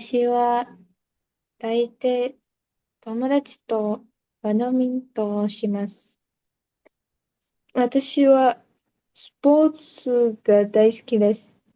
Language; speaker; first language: Japanese; non-native, learner; Indonesian